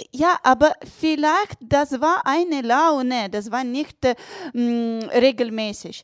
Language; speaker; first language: German; non-native, learner; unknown